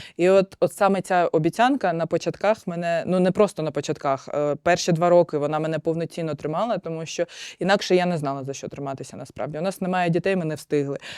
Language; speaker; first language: Ukrainian; non-native, local second language; Russian